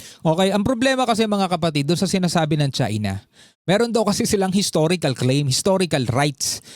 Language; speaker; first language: Filipino; native; Filipino